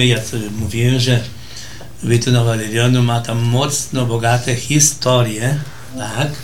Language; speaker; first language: Polish; early bilingual, heritage; Polish